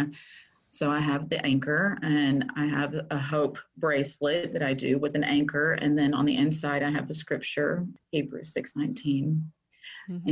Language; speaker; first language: English; native; English